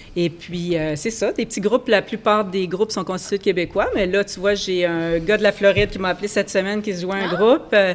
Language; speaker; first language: French; native; French